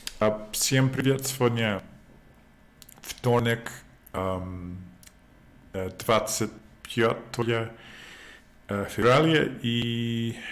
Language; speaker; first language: Russian; non-native, learner; English